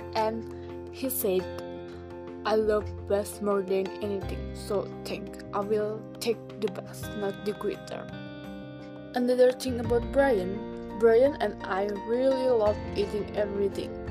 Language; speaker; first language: English; non-native, learner; Indonesian